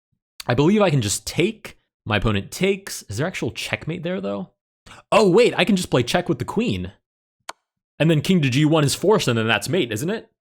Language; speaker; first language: English; native; English